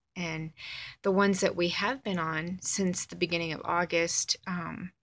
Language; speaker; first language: English; native; English